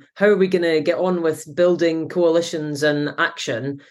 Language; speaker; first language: English; native; English